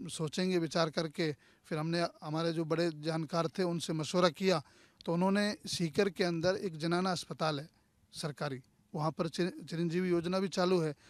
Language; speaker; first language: Hindi; native; Hindi